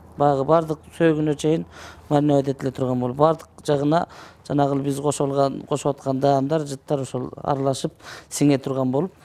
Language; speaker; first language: Kyrgyz; native; Kyrgyz